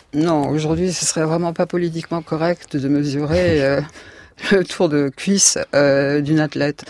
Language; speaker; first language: French; native; French